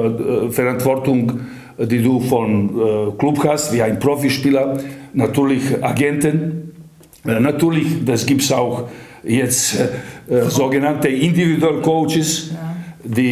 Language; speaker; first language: German; non-native, fluent; Serbian